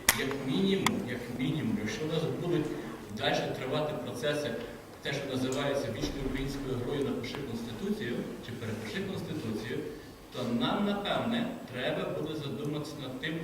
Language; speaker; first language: Ukrainian; native; Ukrainian